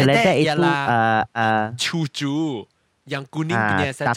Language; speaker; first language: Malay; non-native, local second language; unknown